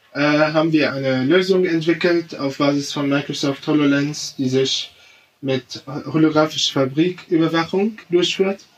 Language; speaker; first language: German; non-native, fluent; Arabic